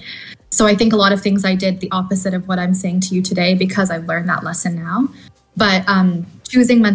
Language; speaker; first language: English; native; English